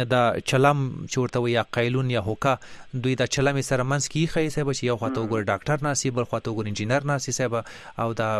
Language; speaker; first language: Pashto; native; Pashto